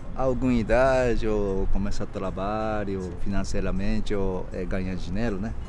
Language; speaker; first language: Portuguese; non-native, fluent; Japanese